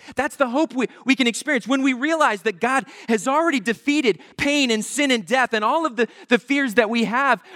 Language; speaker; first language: English; native; English